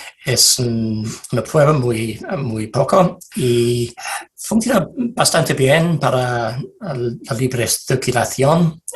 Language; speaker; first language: Spanish; non-native, fluent; English